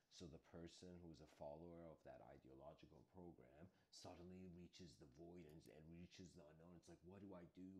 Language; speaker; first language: English; native; English